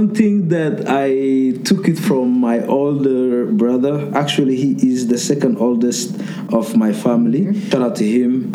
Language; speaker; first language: English; non-native, local second language; Somali